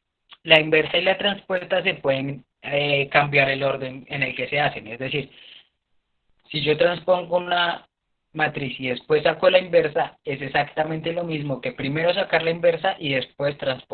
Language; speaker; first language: Spanish; native; Spanish